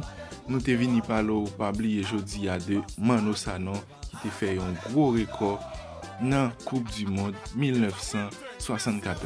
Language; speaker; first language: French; non-native, learner; Haitian Creole